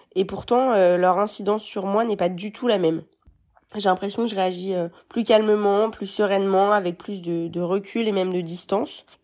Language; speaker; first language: French; native; French